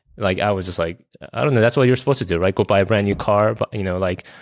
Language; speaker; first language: English; early bilingual, other home language; Korean